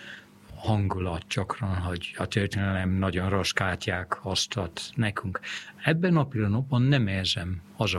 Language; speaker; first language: Hungarian; early bilingual, heritage; English